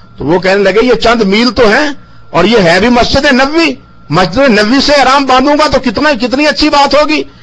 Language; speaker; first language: Urdu; non-native, local second language; Punjabi